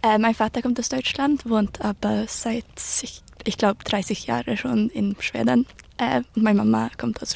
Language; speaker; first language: German; early bilingual, heritage; Swedish